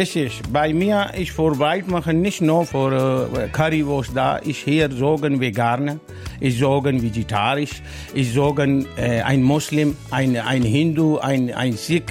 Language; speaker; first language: German; non-native, learner; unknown